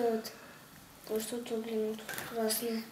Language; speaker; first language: Russian; native; Russian